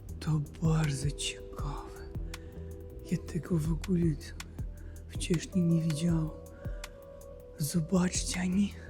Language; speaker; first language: Polish; non-native, learner; Russian